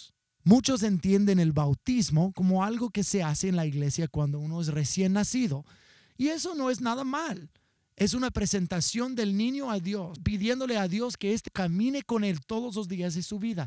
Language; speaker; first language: Spanish; non-native, fluent; English